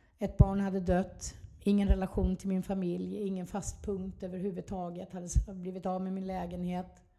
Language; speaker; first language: Swedish; native; Swedish